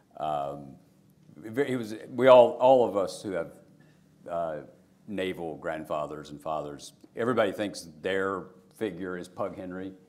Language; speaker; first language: English; native; English